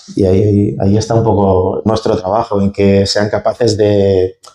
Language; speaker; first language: Spanish; native; Spanish